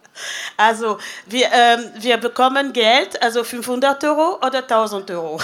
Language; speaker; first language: German; non-native, fluent; French